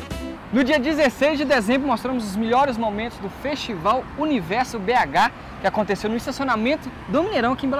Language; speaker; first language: Portuguese; native; Portuguese